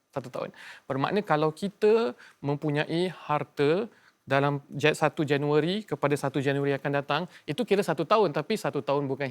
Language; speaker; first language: Malay; native; Malay